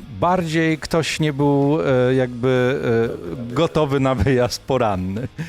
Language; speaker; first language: Polish; native; Polish